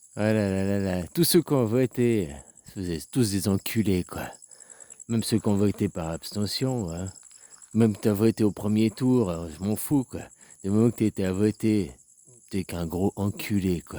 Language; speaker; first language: French; native; French